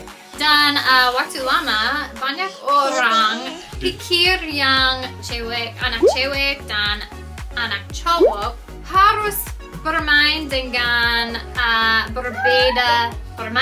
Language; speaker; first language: Indonesian; non-native, learner; English